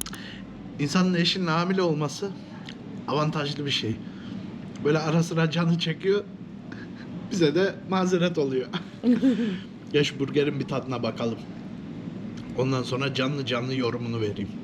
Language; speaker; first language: Turkish; early bilingual, heritage; Turkish